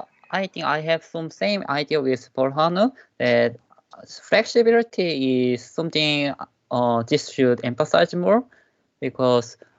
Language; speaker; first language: English; non-native, learner; Korean